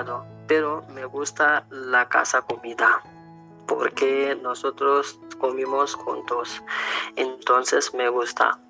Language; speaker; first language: Spanish; non-native, learner; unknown